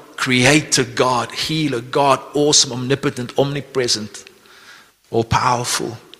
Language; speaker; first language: English; non-native, local second language; Afrikaans